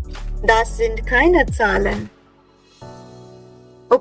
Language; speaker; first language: German; non-native, fluent; Hindi